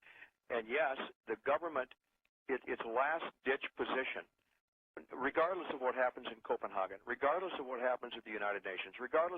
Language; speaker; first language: English; native; English